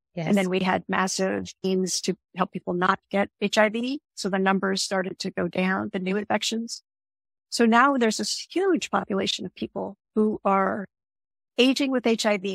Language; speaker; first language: English; native; English